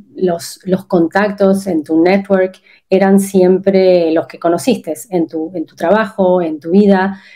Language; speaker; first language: Spanish; native; Spanish